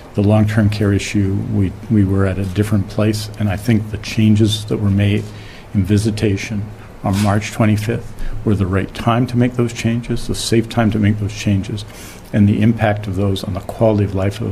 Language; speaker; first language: English; native; English